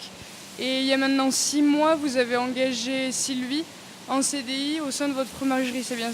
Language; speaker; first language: French; native; French